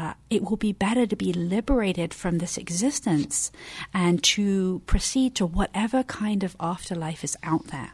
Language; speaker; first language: English; native; English